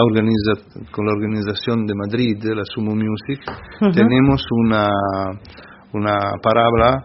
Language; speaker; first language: Spanish; non-native, fluent; Italian